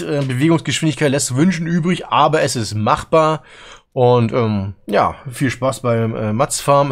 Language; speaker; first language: German; native; German